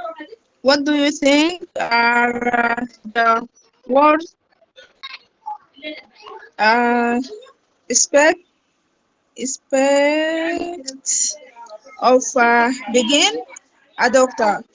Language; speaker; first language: English; non-native, learner; Arabic